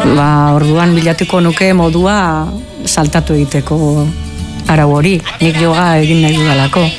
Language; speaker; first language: Basque; non-native, local second language; Spanish